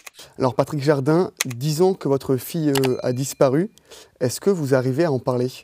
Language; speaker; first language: French; native; French